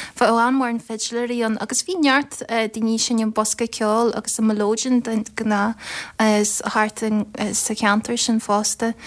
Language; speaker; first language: Irish; native; Irish